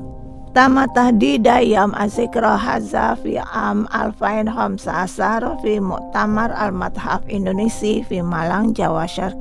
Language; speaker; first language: Arabic; non-native, fluent; Indonesian